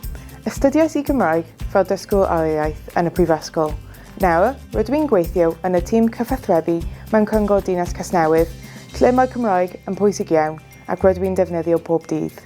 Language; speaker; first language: Welsh; non-native, fluent; English